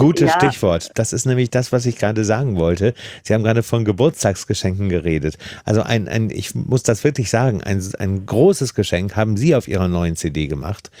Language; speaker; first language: German; native; German